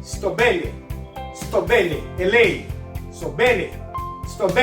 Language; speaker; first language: Italian; non-native, learner; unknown